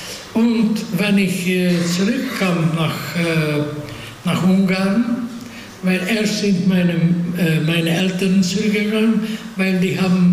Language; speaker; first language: German; non-native, fluent; Hungarian